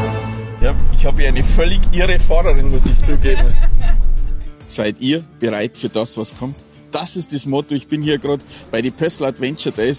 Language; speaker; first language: German; native; German